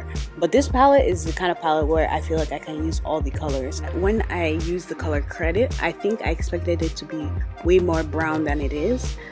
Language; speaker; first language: English; native; English